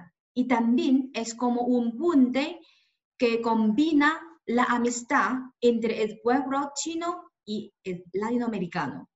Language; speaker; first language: Spanish; non-native, fluent; Chinese